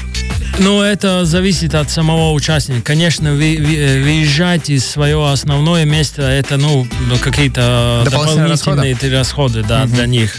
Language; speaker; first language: Russian; non-native, local second language; Latvian